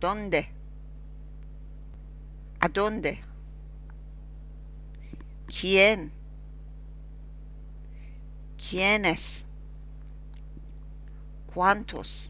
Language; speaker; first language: Spanish; non-native, fluent; Persian